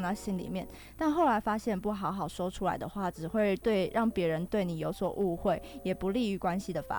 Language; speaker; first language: Chinese; native; Chinese